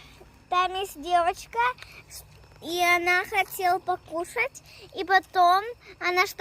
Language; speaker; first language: Russian; early bilingual, heritage; Russian